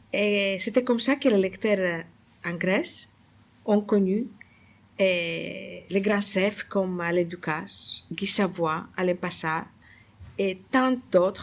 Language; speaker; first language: French; non-native, fluent; Greek